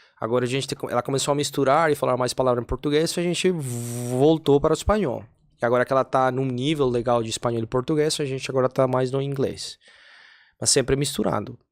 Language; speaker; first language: Portuguese; non-native, fluent; Spanish